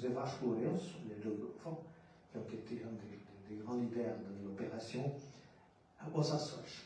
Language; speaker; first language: French; non-native, fluent; Portuguese